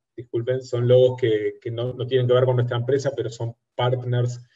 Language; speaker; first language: Spanish; native; Spanish